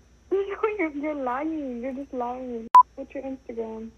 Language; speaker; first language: English; native; English